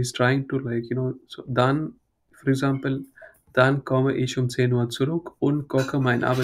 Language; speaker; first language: German; non-native, fluent; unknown